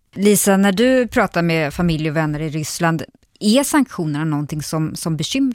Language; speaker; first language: Swedish; native; Swedish